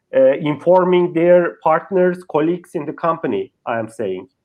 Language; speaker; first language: English; non-native, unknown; Turkish